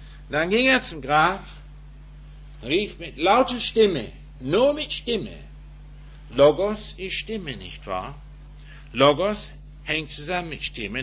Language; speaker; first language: German; non-native, fluent; English